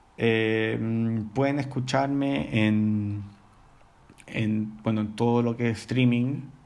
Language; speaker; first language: Spanish; native; Spanish